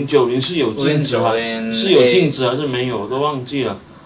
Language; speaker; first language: Chinese; native; Chinese